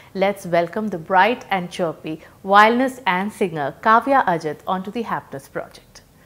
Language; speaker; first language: English; non-native, local second language; Malayalam